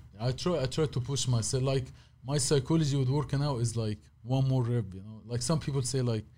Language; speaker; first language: English; non-native, fluent; Arabic